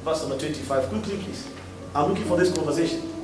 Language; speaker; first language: English; non-native, local second language; Swahili